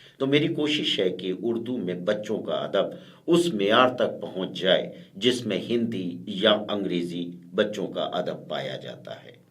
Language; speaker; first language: Urdu; native; Urdu